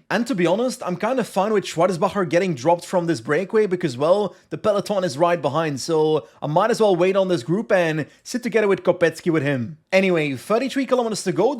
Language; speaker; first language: English; non-native, fluent; Dutch